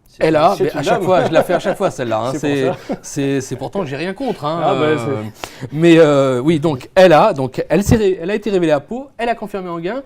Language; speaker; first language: French; native; French